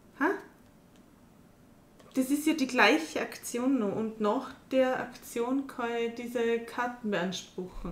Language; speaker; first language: German; native; German